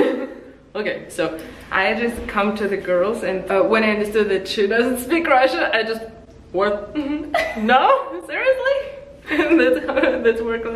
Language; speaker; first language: English; non-native, learner; Russian